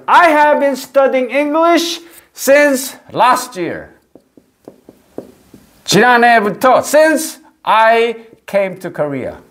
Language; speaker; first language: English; non-native, fluent; Korean